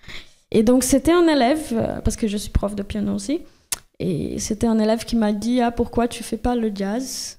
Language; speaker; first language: French; non-native, fluent; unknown